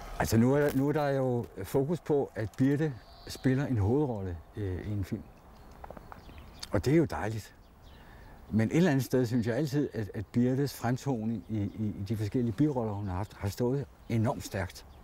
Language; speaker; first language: Danish; native; Danish